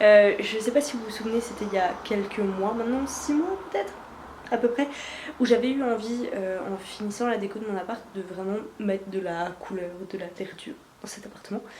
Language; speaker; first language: French; native; French